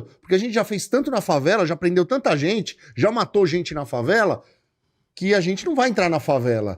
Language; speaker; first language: Portuguese; native; Portuguese